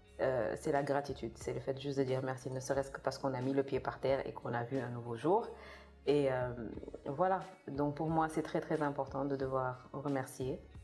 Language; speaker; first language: French; non-native, local second language; Kabuverdianu